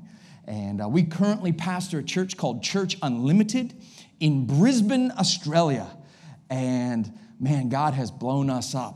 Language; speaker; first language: English; native; English